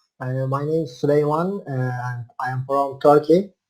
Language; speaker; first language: English; non-native, learner; Turkish